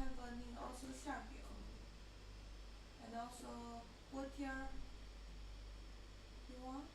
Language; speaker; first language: English; non-native, learner; Chinese